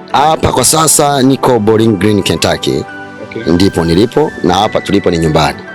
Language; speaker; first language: Swahili; non-native, local second language; Rundi